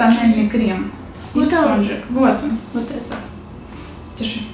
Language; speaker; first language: Russian; native; Russian